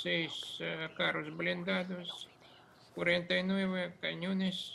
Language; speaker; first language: Spanish; non-native, fluent; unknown